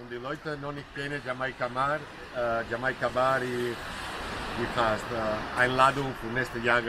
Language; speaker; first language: German; non-native, learner; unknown